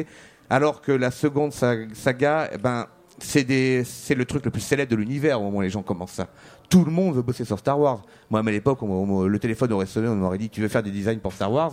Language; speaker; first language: French; native; French